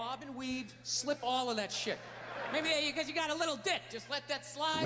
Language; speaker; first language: English; native; English